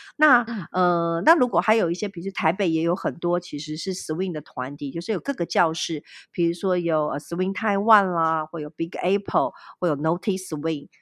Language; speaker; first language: Chinese; native; Chinese